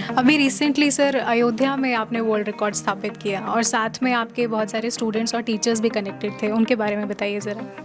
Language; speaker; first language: Hindi; native; Hindi